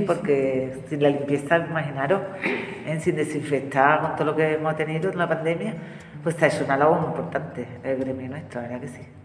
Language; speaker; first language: Spanish; native; Spanish